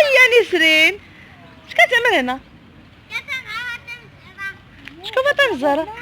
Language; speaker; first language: Arabic; native; Arabic